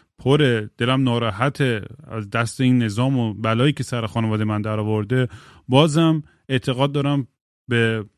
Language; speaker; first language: Persian; early bilingual, heritage; Persian